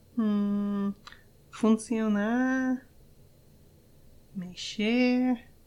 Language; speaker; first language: Portuguese; non-native, learner; English